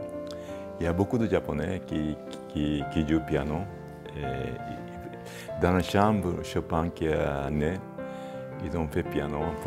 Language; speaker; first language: French; non-native, fluent; Japanese